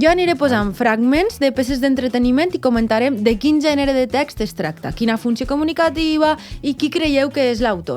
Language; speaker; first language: Catalan; native; Catalan